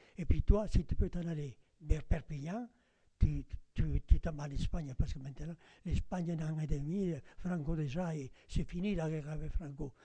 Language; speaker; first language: French; non-native, fluent; Spanish